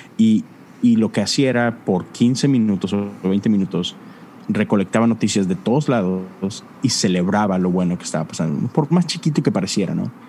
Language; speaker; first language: Spanish; native; Spanish